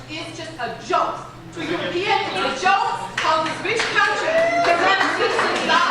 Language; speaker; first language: English; non-native, fluent; German